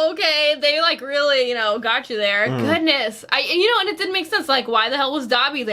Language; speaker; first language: English; native; English